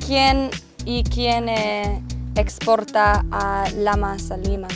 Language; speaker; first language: Spanish; non-native, learner; English